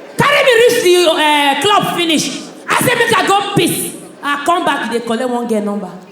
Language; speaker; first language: Nigerian Pidgin; native; Nigerian Pidgin